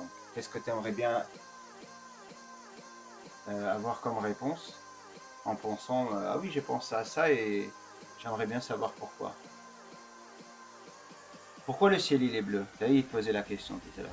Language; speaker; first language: French; native; French